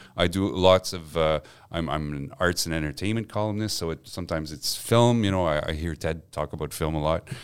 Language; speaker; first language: English; non-native, fluent; French